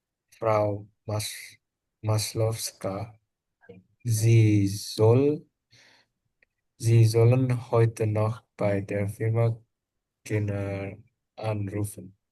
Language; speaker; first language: German; non-native, learner; Indonesian